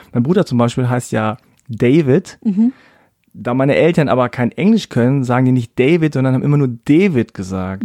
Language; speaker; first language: German; early bilingual, other home language; Korean